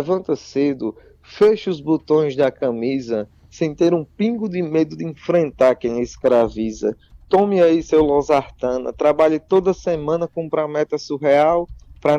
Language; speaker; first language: Portuguese; native; Portuguese